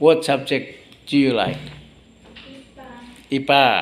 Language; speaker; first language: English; non-native, learner; Indonesian